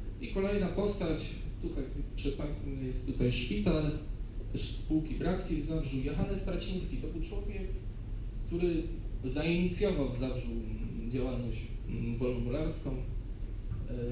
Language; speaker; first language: Polish; native; Polish